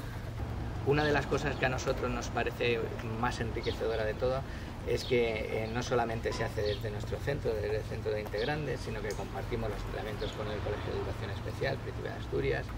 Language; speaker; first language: Spanish; native; Spanish